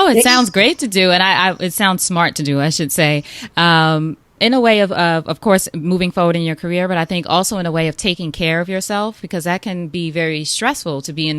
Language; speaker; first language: English; native; English